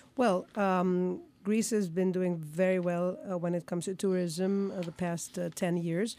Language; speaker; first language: English; non-native, fluent; Greek